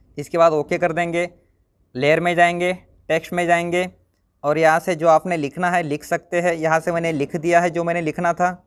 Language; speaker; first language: Hindi; non-native, local second language; Marathi